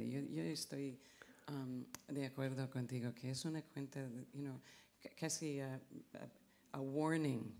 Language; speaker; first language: Spanish; non-native, fluent; English